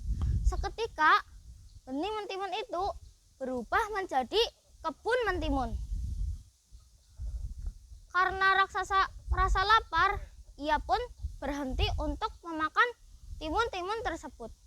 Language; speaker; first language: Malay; non-native, local second language; Javanese